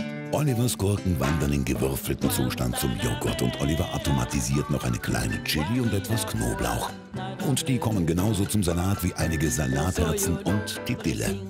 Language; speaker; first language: German; native; German